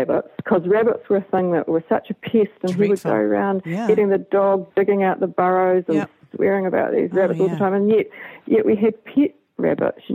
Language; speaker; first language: English; native; English